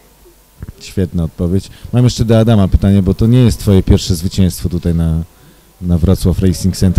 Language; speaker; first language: Polish; native; Polish